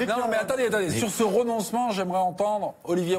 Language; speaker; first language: French; native; French